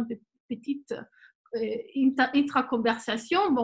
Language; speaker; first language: French; non-native, fluent; Spanish